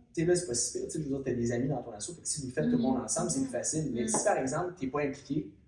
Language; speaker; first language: French; native; French